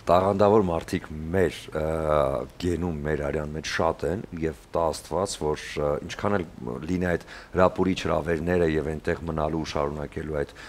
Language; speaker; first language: Armenian; native; Armenian